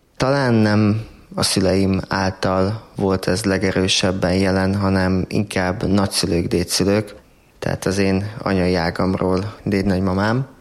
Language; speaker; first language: Hungarian; native; Hungarian